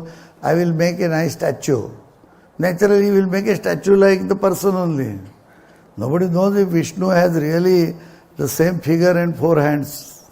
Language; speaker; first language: English; non-native, local second language; Marathi